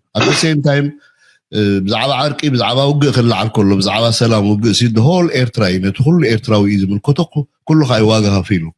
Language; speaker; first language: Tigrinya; native; Tigrinya